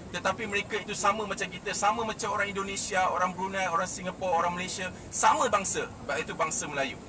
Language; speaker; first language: Malay; native; Malay